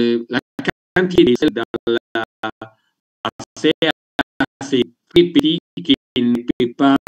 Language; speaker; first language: French; non-native, learner; Italian